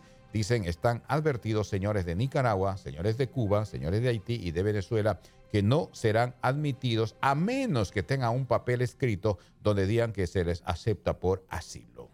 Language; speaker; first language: Spanish; native; Spanish